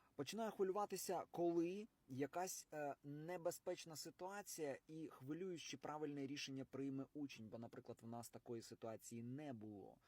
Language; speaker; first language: Ukrainian; non-native, local second language; Russian